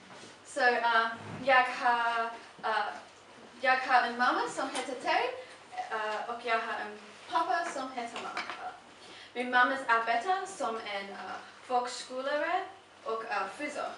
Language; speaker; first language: Swedish; non-native, learner; English